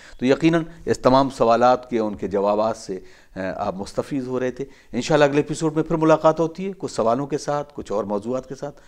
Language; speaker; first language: Urdu; native; Urdu